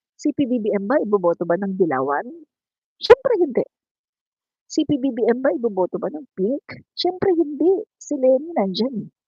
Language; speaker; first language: Filipino; non-native, local second language; Cebuano